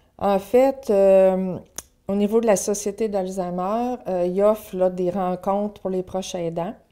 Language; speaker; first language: French; native; French